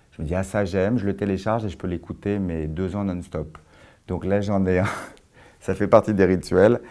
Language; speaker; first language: French; native; French